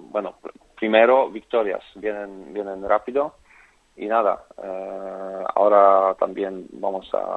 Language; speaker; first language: Spanish; non-native, fluent; Polish